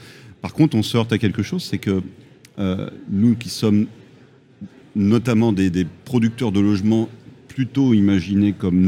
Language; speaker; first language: French; native; French